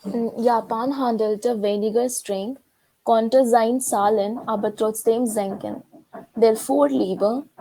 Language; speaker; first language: German; non-native, learner; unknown